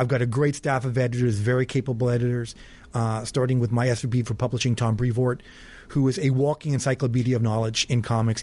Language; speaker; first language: English; native; English